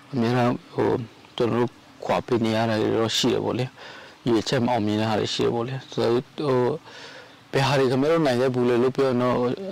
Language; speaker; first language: Burmese; non-native, local second language; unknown